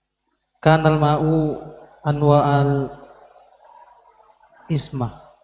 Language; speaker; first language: Arabic; non-native, learner; Indonesian